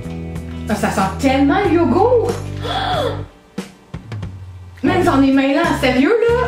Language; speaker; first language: French; native; French